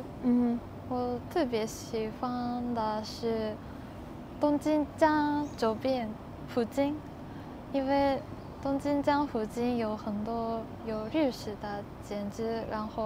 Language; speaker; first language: Chinese; non-native, learner; Japanese